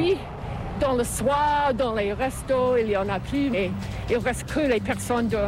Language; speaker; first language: French; non-native, fluent; English